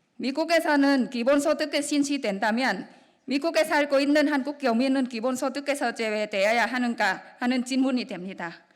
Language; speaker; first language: Korean; non-native, fluent; Vietnamese